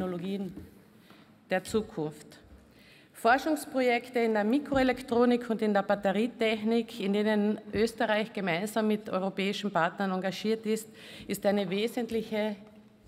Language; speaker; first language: German; native; German